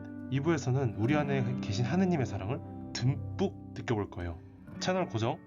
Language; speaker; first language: Korean; native; Korean